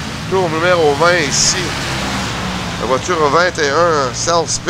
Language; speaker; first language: French; native; French